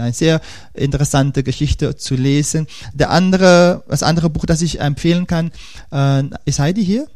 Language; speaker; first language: German; non-native, fluent; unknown